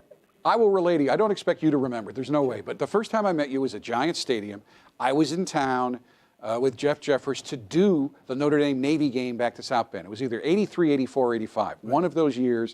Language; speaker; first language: English; native; English